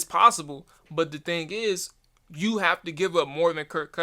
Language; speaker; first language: English; native; English